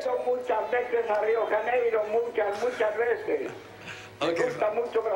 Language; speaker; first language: Portuguese; non-native, learner; Spanish